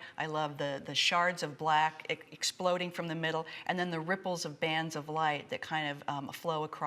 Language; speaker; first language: English; native; English